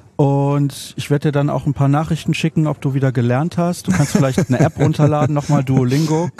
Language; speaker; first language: German; native; German